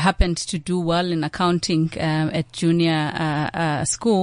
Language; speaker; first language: English; non-native, local second language; Xhosa